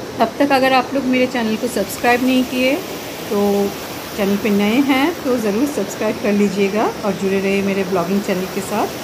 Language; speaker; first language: Hindi; non-native, local second language; Bangla